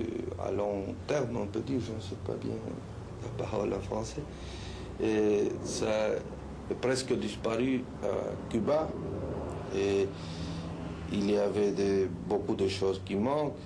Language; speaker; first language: French; non-native, fluent; Spanish